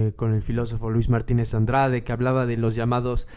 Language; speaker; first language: Spanish; native; Spanish